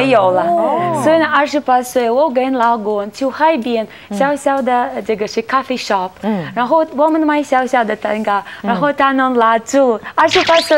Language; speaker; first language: Chinese; non-native, learner; Russian